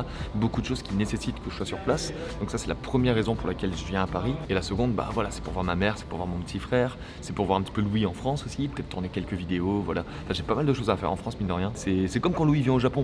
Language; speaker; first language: French; native; French